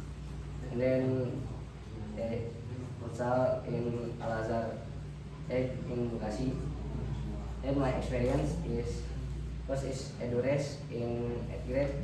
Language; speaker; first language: English; non-native, learner; Indonesian